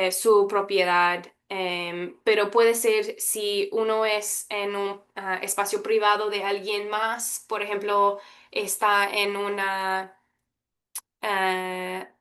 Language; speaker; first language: Spanish; early bilingual, heritage; Spanish